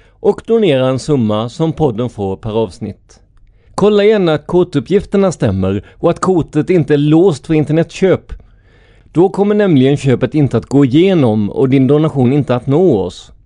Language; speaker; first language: Swedish; native; Swedish